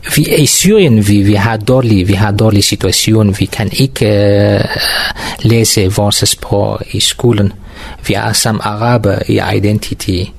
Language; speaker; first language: Danish; non-native, learner; Kurdish